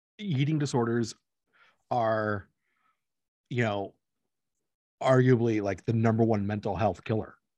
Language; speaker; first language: English; early bilingual, other home language; Spanish